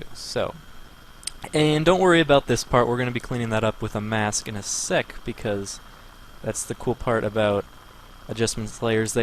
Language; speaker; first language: English; native; English